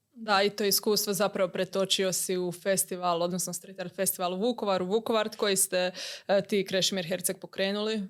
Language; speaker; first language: Croatian; native; Croatian